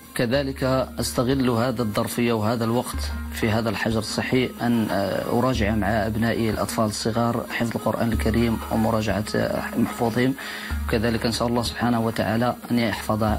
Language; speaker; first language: Arabic; native; Arabic